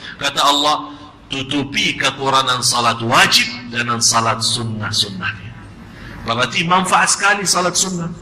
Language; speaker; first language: Malay; non-native, fluent; Arabic